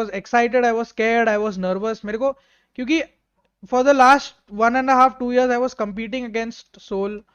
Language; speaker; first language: Hindi; native; Hindi